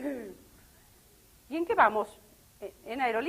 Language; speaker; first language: Spanish; native; Spanish